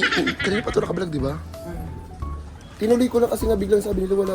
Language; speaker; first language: Filipino; native; Filipino